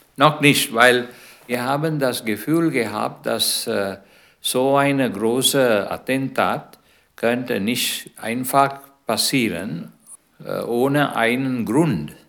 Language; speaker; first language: German; non-native, learner; Sinhala